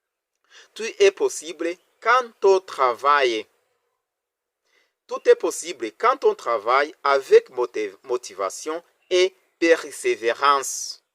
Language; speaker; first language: French; non-native, local second language; Kinyarwanda